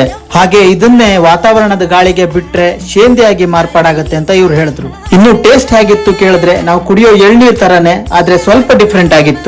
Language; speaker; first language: Kannada; native; Kannada